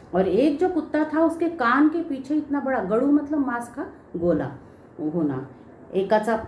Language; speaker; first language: Hindi; non-native, local second language; Marathi